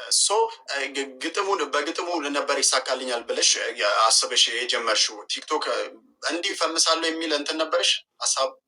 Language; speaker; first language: Amharic; native; Amharic